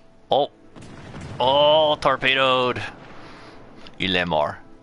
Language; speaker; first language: French; non-native, learner; English